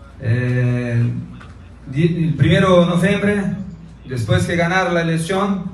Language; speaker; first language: Spanish; non-native, learner; Portuguese